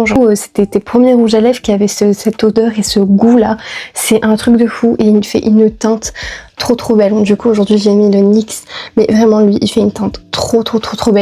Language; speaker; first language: French; native; French